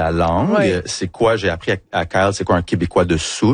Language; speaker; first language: French; early bilingual, other home language; English